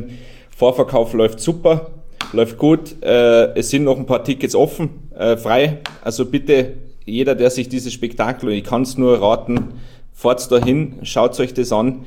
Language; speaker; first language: German; native; German